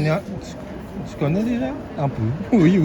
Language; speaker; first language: French; non-native, learner; Japanese